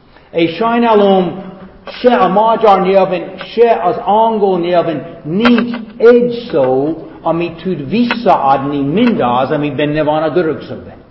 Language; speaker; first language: Hungarian; non-native, fluent; English